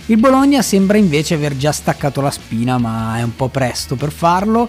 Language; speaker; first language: Italian; native; Italian